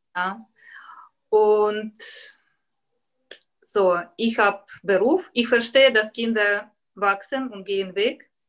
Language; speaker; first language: German; non-native, learner; Russian